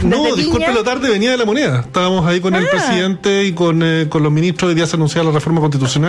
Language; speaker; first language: Spanish; native; Spanish